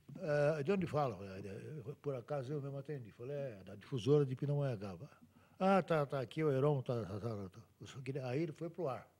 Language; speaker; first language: Portuguese; native; Portuguese